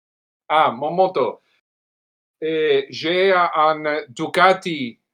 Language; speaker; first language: French; non-native, learner; Italian